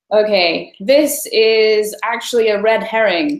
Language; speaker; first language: English; native; English